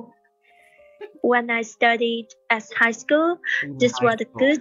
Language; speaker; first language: English; non-native, learner; Vietnamese